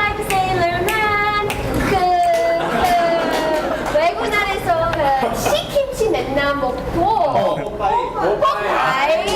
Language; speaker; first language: Korean; non-native, learner; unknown